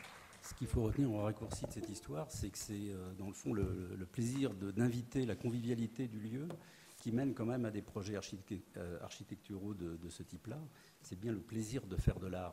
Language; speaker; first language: French; native; French